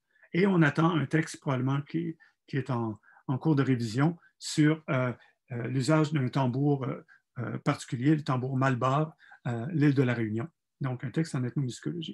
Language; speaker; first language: French; native; French